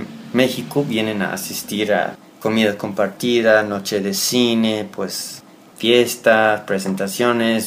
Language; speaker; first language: Spanish; non-native, fluent; English